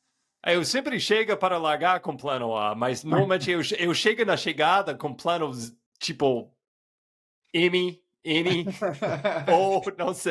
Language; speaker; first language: Portuguese; non-native, fluent; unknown